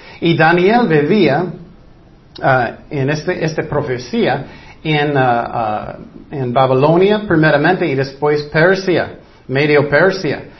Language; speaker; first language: Spanish; non-native, fluent; English